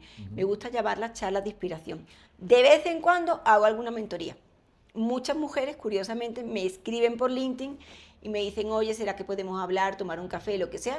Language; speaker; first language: Spanish; native; Spanish